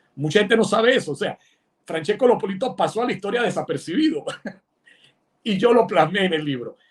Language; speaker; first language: Spanish; early bilingual, other home language; Italian